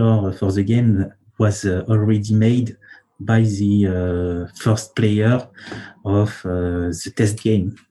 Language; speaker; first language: English; non-native, learner; French